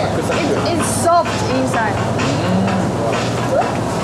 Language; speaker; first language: English; non-native, learner; Chinese